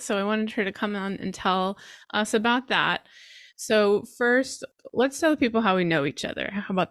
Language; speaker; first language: English; native; English